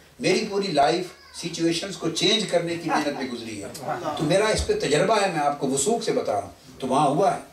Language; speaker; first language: Urdu; non-native, local second language; Punjabi